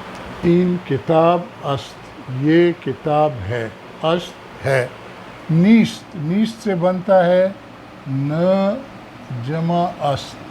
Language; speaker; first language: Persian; non-native, fluent; Urdu